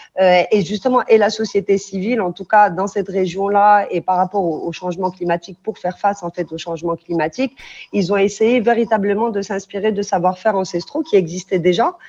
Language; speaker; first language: French; non-native, local second language; Arabic